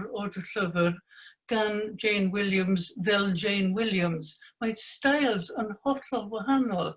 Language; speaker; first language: Welsh; non-native, fluent; English